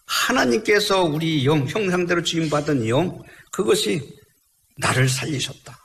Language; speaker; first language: Korean; native; Korean